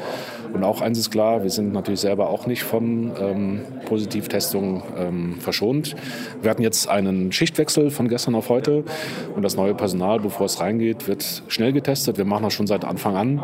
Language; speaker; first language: German; native; German